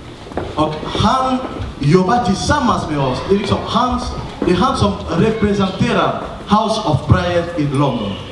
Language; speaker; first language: Swedish; non-native, learner; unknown